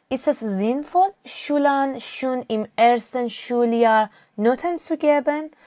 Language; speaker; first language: German; non-native, fluent; Persian